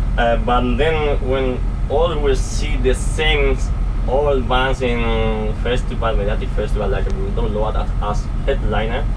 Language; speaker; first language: English; non-native, learner; Spanish